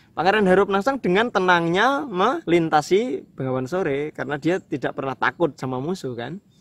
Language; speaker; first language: Indonesian; non-native, local second language; Javanese